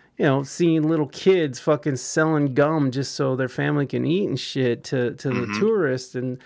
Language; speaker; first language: English; early bilingual, other home language; Spanish